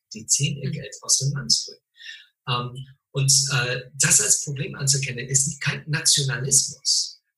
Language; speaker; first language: German; non-native, fluent; English